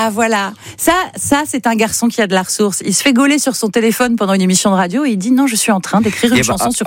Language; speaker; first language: French; native; French